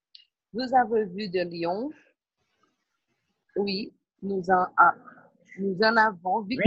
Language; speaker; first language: French; non-native, learner; Portuguese